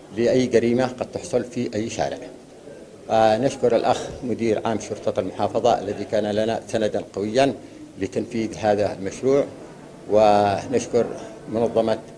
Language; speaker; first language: Arabic; native; Arabic